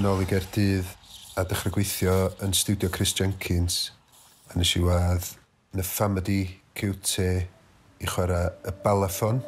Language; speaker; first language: Welsh; native; Welsh